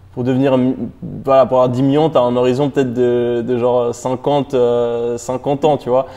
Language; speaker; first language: French; native; French